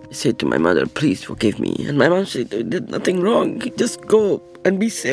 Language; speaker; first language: English; non-native, learner; Persian